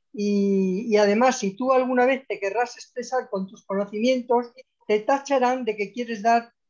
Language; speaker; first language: Spanish; native; Spanish